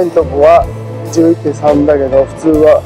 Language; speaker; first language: Japanese; native; Japanese